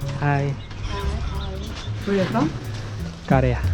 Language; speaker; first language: English; non-native, learner; Korean